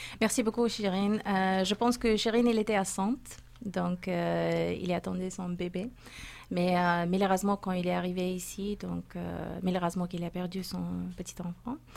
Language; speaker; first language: French; non-native, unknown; Persian